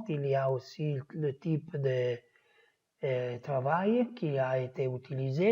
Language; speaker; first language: French; non-native, fluent; Italian